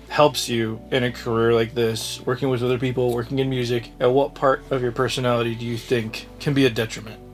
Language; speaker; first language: English; native; English